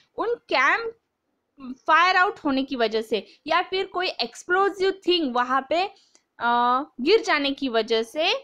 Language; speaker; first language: Hindi; non-native, local second language; Marathi